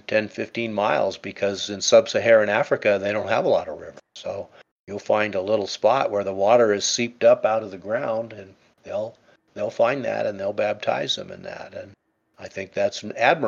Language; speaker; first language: English; native; English